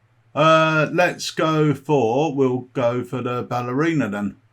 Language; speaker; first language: English; native; English